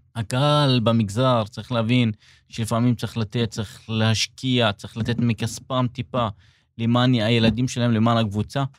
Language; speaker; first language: Hebrew; non-native, local second language; Arabic